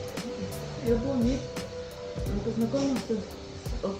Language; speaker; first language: Russian; native; Russian